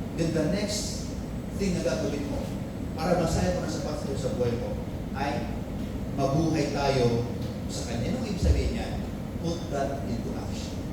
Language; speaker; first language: Filipino; non-native, local second language; Iloko